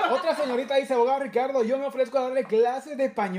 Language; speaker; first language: Spanish; native; Spanish